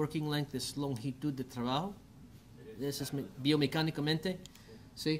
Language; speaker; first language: Spanish; non-native, learner; English